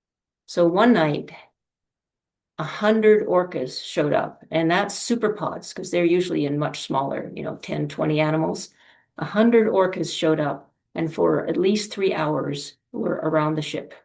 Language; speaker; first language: English; native; English